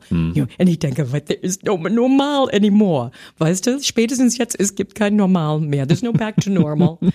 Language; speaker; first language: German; non-native, fluent; English